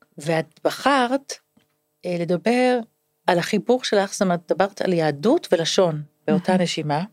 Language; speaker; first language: Hebrew; early bilingual, other home language; English